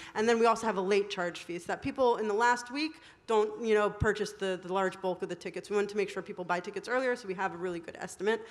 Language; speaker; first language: English; non-native, fluent; Hebrew